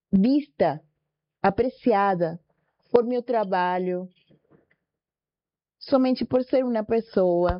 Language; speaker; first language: Portuguese; non-native, fluent; Spanish